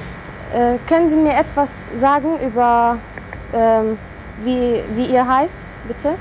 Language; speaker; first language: German; non-native, fluent; Arabic